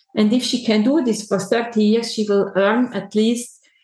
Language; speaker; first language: English; non-native, learner; German